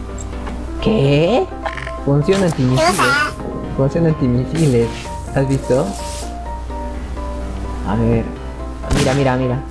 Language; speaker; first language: Spanish; native; Spanish